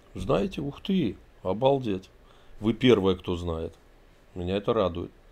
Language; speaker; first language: Russian; native; Russian